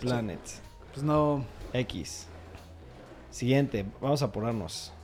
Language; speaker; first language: Spanish; native; Spanish